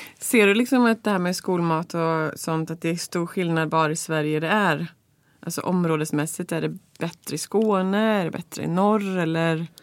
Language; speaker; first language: Swedish; native; Swedish